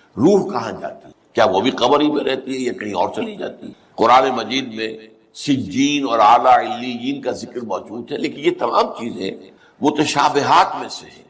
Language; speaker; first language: Urdu; native; Urdu